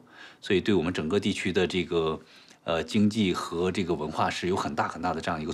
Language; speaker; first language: Chinese; native; Chinese